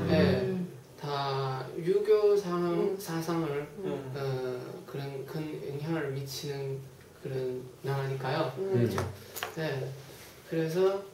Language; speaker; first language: Korean; non-native, fluent; Chinese